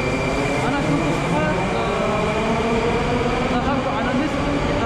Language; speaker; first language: Arabic; non-native, learner; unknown